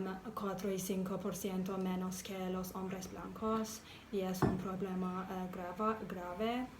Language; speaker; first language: Spanish; non-native, learner; English